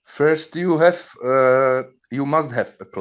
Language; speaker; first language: English; non-native, learner; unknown